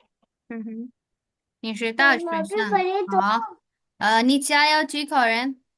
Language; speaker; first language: Chinese; non-native, fluent; Urdu